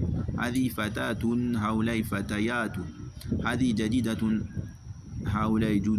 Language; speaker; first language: Arabic; non-native, fluent; French